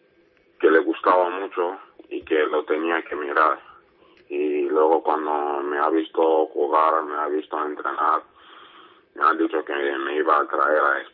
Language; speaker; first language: Spanish; non-native, learner; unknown